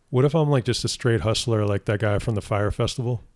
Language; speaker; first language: English; native; English